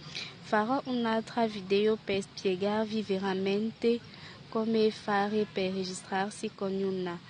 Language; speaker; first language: Italian; non-native, learner; French